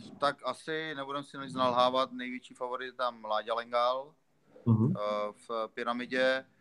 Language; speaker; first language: Czech; native; Czech